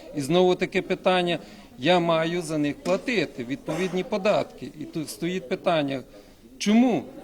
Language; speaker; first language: Ukrainian; native; Ukrainian